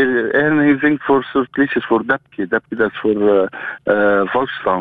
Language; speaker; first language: Dutch; non-native, fluent; Arabic